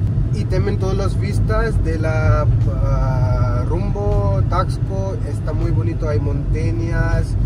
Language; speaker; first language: Spanish; non-native, learner; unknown